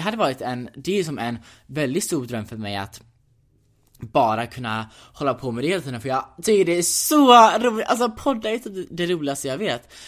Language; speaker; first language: Swedish; early bilingual, heritage; Swedish